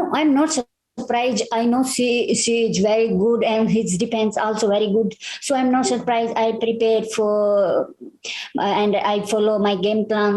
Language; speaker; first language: English; non-native, learner; Hindi